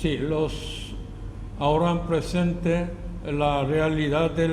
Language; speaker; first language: Spanish; non-native, learner; Korean